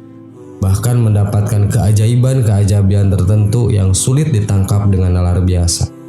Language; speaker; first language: Indonesian; native; Indonesian